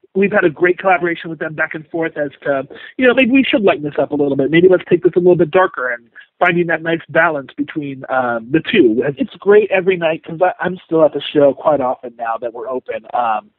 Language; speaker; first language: English; native; English